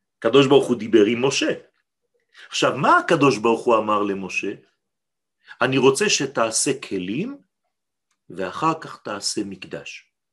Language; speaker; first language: Hebrew; non-native, fluent; French